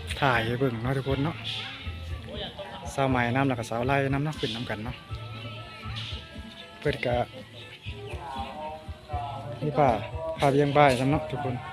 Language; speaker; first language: Thai; non-native, local second language; Lao